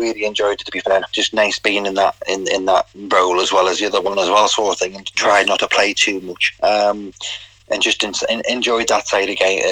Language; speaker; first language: English; native; English